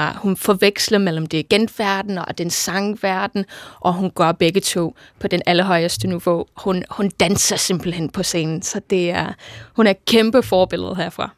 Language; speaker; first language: Danish; non-native, fluent; English